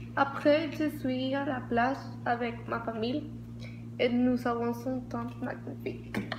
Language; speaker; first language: French; non-native, learner; Spanish